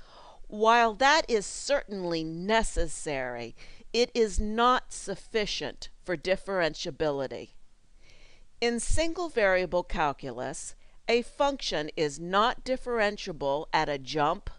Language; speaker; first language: English; native; English